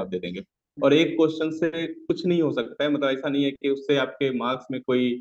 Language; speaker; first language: Hindi; native; Hindi